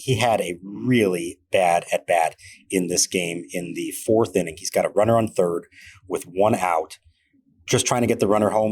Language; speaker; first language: English; native; English